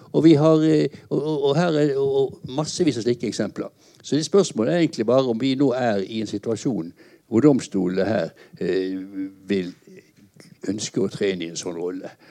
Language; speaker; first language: Norwegian; native; Norwegian